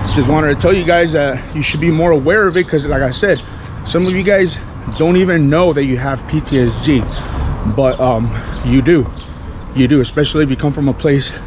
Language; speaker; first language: English; native; English